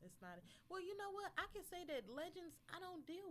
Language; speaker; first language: English; native; English